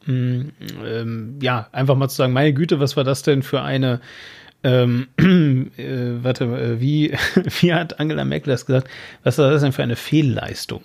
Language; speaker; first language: German; native; German